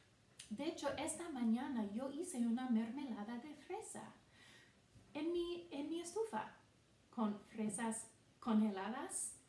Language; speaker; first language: Spanish; non-native, fluent; English